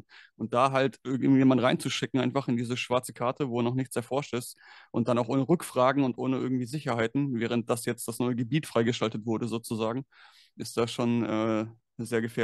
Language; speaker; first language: German; native; German